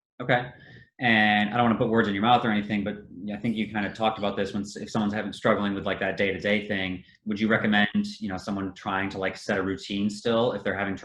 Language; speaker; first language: English; native; English